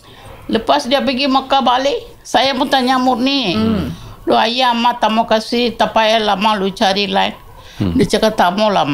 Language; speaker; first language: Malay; non-native, local second language; Tamil